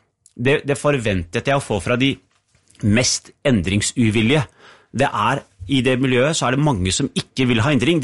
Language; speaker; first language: Norwegian; early bilingual, other home language; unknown